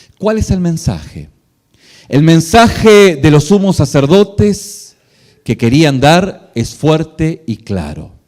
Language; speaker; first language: Spanish; native; Spanish